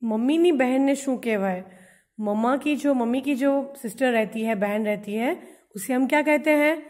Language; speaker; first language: Hindi; non-native, local second language; Gujarati